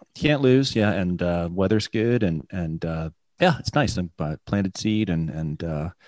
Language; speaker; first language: English; native; English